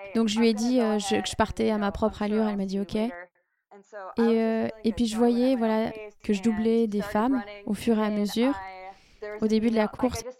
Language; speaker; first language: French; non-native, fluent; English